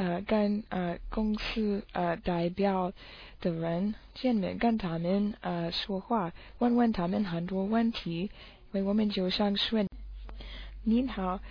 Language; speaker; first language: Chinese; non-native, learner; English